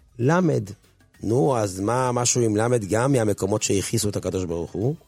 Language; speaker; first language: Hebrew; native; Hebrew